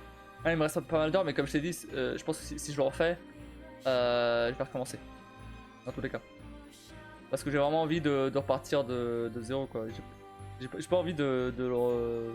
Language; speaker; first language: French; native; French